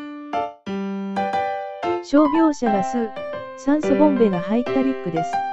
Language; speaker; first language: Japanese; native; Japanese